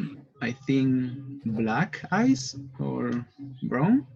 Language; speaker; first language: English; non-native, learner; Spanish